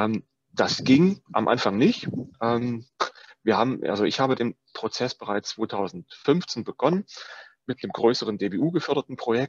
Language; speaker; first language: German; native; German